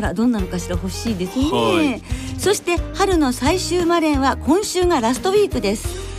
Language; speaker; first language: Japanese; native; Japanese